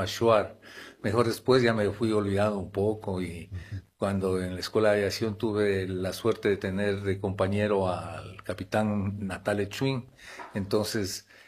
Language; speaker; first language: Spanish; non-native, local second language; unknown